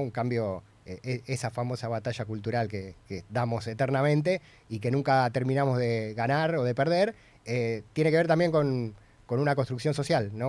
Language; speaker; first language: Spanish; native; Spanish